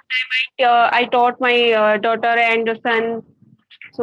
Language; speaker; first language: English; non-native, learner; Hindi